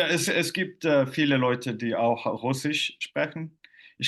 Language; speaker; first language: German; non-native, fluent; Finnish